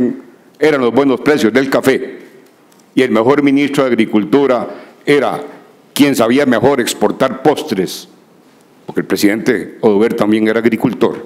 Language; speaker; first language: Spanish; native; Spanish